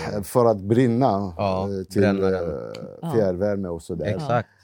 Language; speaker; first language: Swedish; non-native, fluent; Arabic